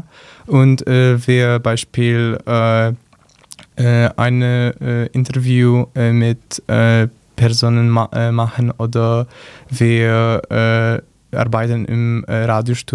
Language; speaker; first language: German; non-native, learner; Polish